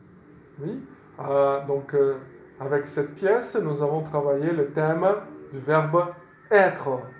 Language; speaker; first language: French; non-native, fluent; Portuguese